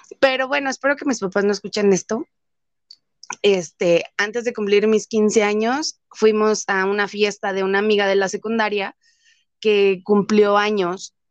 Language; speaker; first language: Spanish; native; Spanish